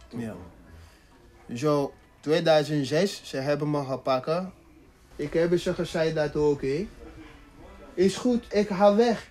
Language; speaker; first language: Dutch; non-native, learner; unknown